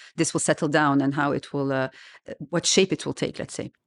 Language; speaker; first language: English; non-native, fluent; French